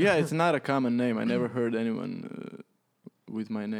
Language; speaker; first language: English; non-native, fluent; Croatian